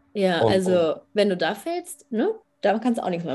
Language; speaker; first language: German; native; German